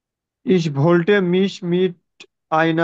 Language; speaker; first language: German; non-native, learner; Bangla